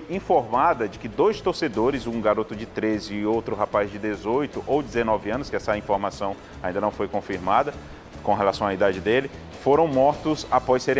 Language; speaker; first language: Portuguese; native; Portuguese